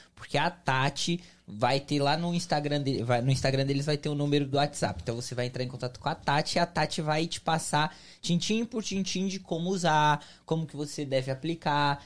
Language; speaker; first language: Portuguese; native; Portuguese